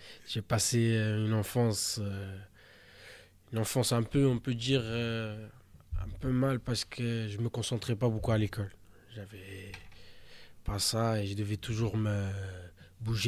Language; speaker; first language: French; early bilingual, other home language; Portuguese